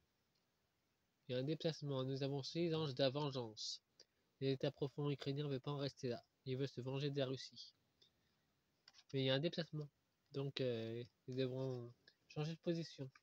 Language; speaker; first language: French; native; French